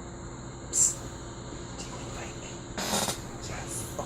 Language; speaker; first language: English; native; English